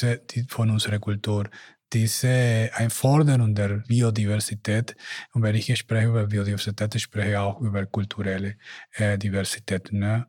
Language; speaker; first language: German; non-native, learner; Spanish